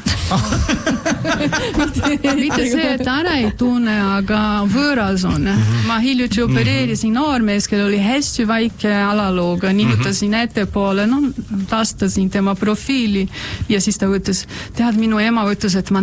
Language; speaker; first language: Estonian; non-native, fluent; Portuguese